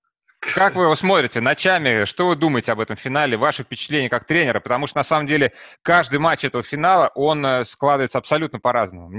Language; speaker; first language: Russian; native; Russian